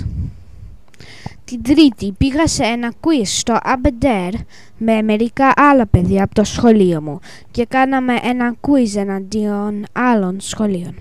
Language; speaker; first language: Greek; early bilingual, heritage; English